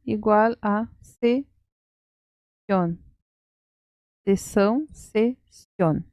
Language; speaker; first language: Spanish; non-native, fluent; Portuguese